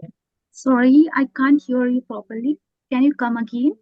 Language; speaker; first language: English; non-native, learner; Urdu